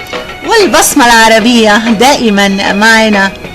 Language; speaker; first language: Arabic; native; Arabic